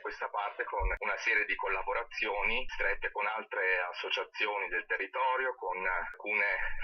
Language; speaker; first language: Italian; native; Italian